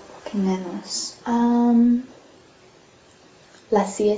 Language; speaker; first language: Spanish; non-native, fluent; English